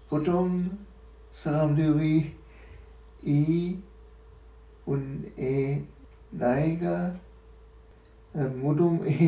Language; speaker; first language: Korean; non-native, learner; French